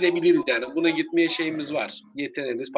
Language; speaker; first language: Turkish; native; Turkish